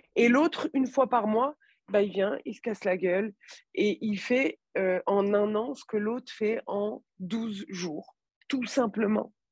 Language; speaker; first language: French; native; French